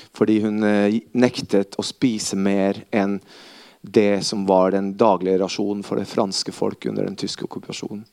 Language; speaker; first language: Norwegian; early bilingual, other home language; Spanish